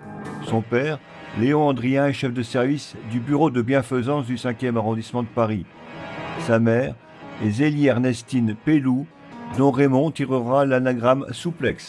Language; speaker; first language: French; native; French